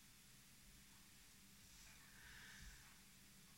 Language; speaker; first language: English; non-native, fluent; French